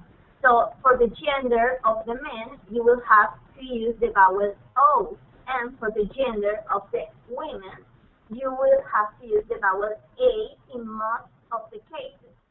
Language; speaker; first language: English; non-native, fluent; Spanish